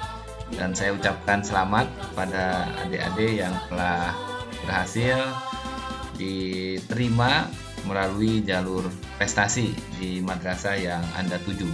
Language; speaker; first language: Indonesian; native; Indonesian